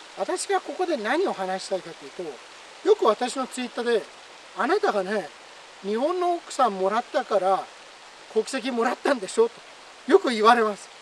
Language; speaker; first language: Japanese; non-native, fluent; Persian